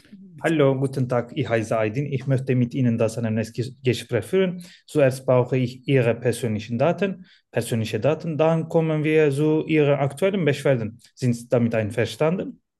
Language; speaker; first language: German; non-native, learner; Turkish